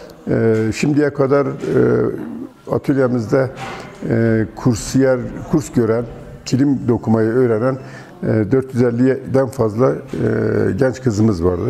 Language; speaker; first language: Turkish; native; Turkish